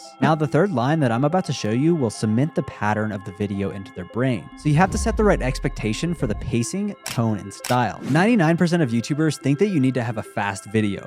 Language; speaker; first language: English; native; English